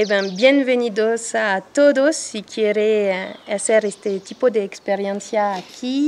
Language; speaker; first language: Spanish; non-native, learner; French